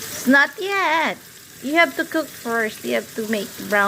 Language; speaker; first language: English; non-native, learner; Filipino